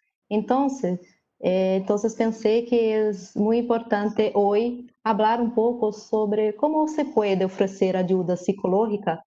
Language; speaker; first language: Spanish; non-native, learner; Portuguese